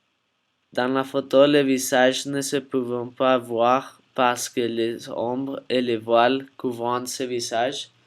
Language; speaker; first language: French; non-native, learner; Spanish